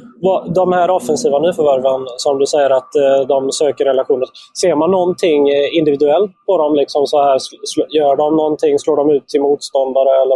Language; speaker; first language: Swedish; native; Swedish